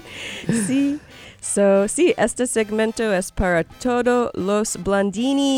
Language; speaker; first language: Spanish; non-native, learner; English